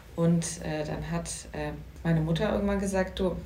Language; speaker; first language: German; native; German